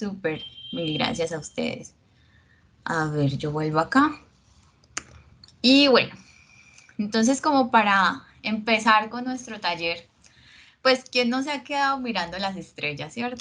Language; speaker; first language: Spanish; native; Spanish